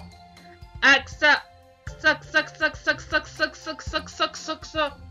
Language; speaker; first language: Japanese; non-native, learner; Spanish